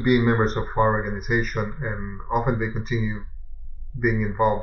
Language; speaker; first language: English; native; English